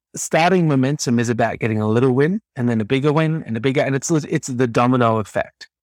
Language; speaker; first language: English; native; English